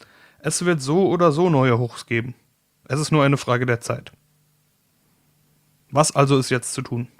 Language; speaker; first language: German; native; German